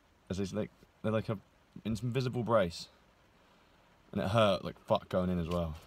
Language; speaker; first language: English; native; English